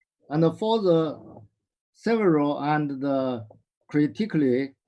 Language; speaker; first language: English; non-native, learner; Chinese